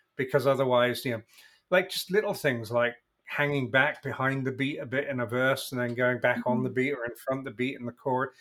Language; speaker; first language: English; native; English